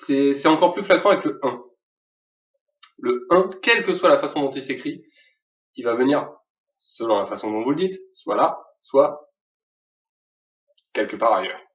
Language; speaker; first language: French; native; French